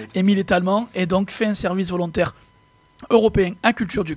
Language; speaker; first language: French; native; French